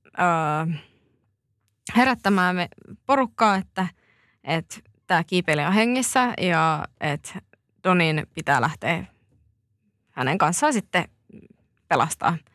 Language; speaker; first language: Finnish; native; Finnish